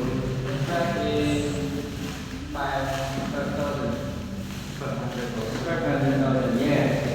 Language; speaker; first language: English; non-native, learner; Indonesian